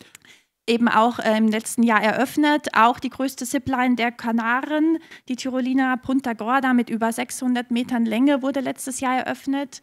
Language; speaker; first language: German; native; German